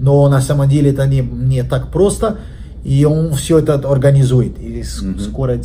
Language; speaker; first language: Russian; non-native, learner; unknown